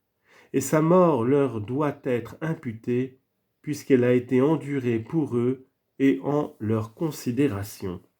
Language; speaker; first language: French; native; French